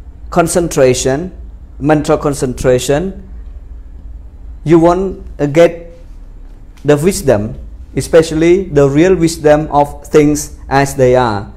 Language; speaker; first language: English; non-native, fluent; Khmer